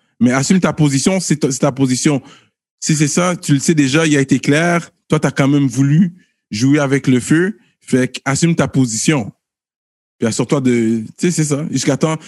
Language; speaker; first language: French; early bilingual, other home language; Haitian Creole